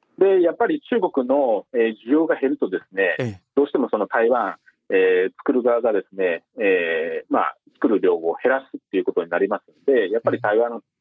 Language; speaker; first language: Japanese; native; Japanese